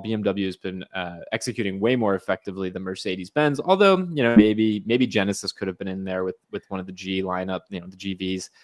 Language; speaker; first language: English; native; English